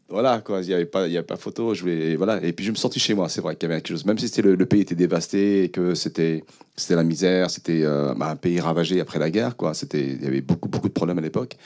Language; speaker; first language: French; early bilingual, other home language; Khmer